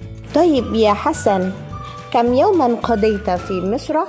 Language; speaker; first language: Arabic; non-native, fluent; Indonesian